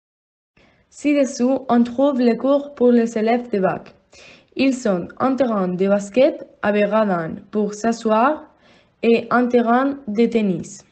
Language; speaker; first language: French; non-native, learner; Spanish